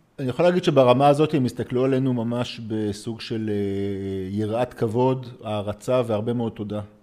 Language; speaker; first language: Hebrew; native; Hebrew